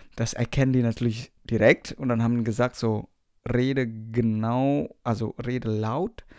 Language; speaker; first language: German; non-native, fluent; Indonesian